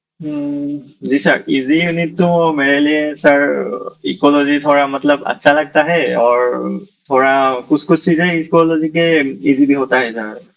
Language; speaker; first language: Hindi; non-native, local second language; Assamese